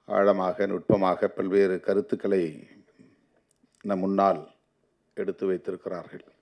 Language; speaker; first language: Tamil; native; Tamil